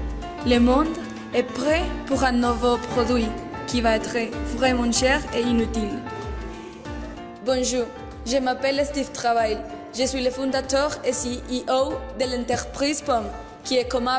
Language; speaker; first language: French; non-native, learner; Spanish